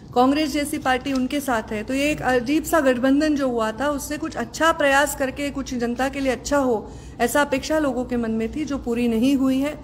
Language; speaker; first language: Hindi; non-native, local second language; Marathi